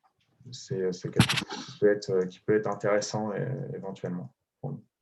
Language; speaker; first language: French; native; French